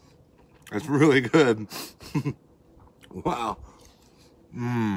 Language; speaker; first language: English; native; English